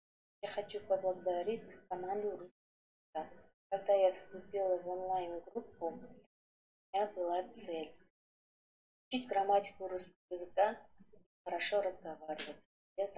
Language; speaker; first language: Russian; non-native, learner; Kazakh